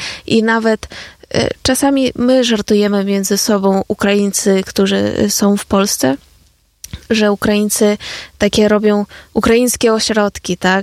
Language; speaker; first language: Polish; non-native, fluent; Ukrainian